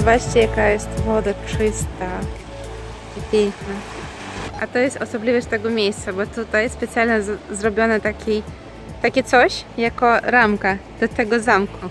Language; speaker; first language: Polish; non-native, fluent; Ukrainian